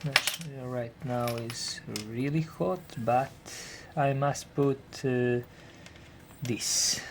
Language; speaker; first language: English; non-native, learner; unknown